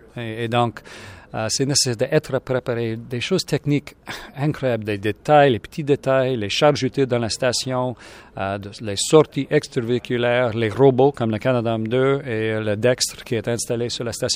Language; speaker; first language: French; non-native, local second language; English